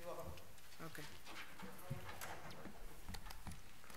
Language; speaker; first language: English; native; English